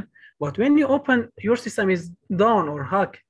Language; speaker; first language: English; non-native, learner; Kurdish